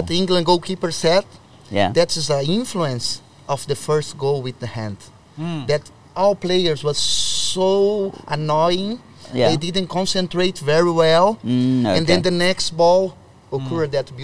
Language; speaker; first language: English; non-native, learner; Portuguese